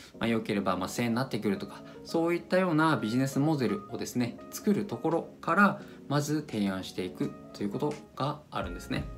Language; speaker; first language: Japanese; native; Japanese